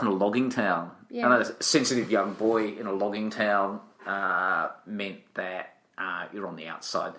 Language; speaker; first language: English; native; English